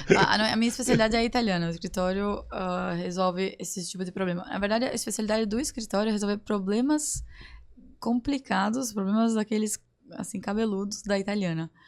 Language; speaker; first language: Portuguese; native; Portuguese